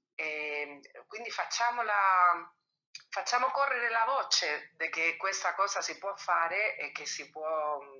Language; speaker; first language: Italian; non-native, fluent; Spanish